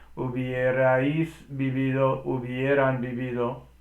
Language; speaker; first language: Spanish; non-native, learner; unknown